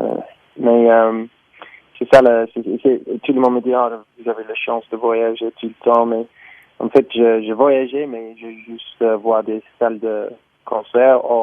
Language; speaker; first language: French; non-native, learner; English